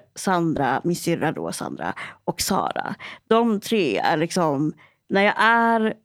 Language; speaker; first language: Swedish; native; Swedish